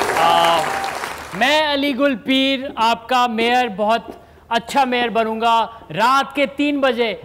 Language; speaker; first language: Urdu; non-native, local second language; Sindhi